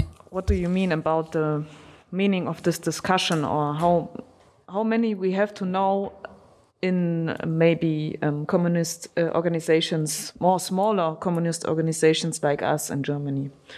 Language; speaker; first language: English; non-native, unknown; German